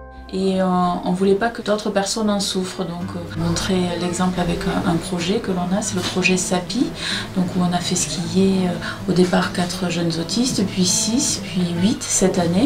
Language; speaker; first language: French; native; French